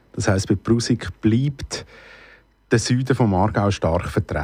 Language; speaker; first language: German; native; German